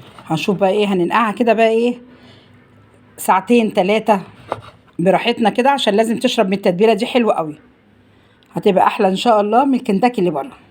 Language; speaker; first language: Arabic; native; Arabic